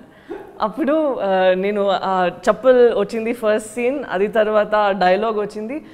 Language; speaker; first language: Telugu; non-native, learner; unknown